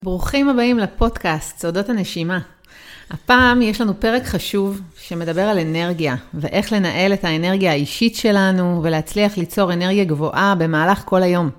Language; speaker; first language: Hebrew; native; Hebrew